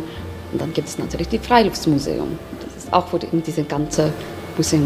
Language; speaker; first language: German; non-native, learner; Icelandic